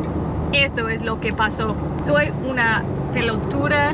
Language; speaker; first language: Spanish; non-native, learner; English